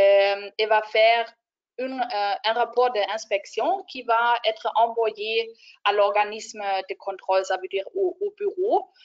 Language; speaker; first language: French; non-native, fluent; German